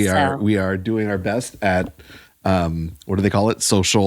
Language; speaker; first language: English; native; English